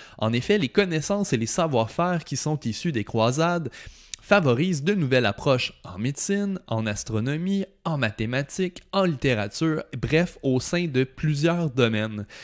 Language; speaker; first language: French; native; French